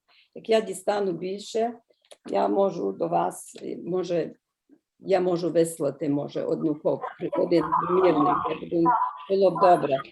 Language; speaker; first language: Ukrainian; early bilingual, heritage; Ukrainian